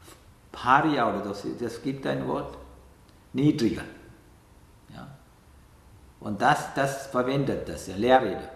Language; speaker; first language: German; non-native, fluent; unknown